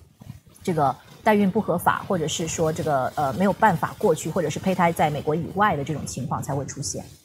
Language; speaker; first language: Chinese; native; Chinese